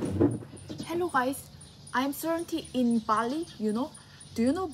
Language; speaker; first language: English; non-native, learner; Korean